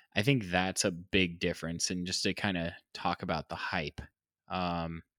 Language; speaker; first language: English; native; English